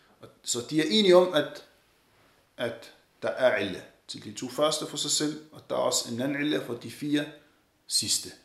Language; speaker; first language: Danish; early bilingual, other home language; Arabic